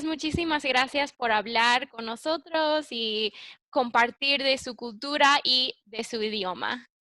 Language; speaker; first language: Spanish; early bilingual, heritage; English